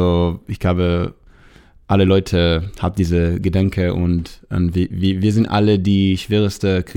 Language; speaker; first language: German; non-native, fluent; Hebrew